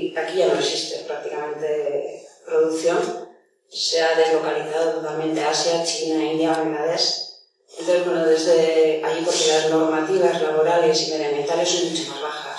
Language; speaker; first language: Spanish; native; Spanish